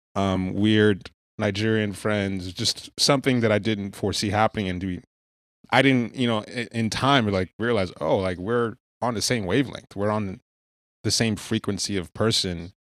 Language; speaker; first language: English; early bilingual, other home language; Yoruba